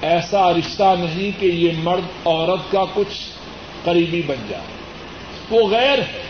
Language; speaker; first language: Urdu; non-native, local second language; Punjabi